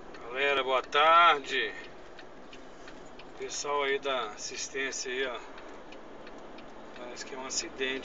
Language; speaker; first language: Portuguese; native; Portuguese